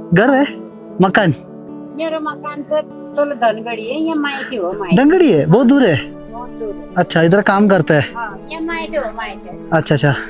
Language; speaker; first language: Hindi; non-native, local second language; Malayalam